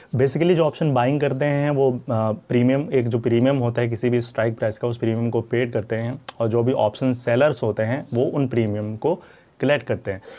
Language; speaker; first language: Hindi; native; Hindi